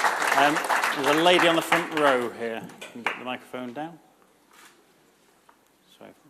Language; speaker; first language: English; native; English